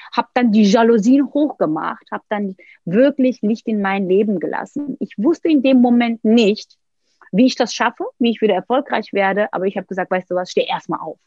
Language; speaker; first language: German; non-native, fluent; Turkish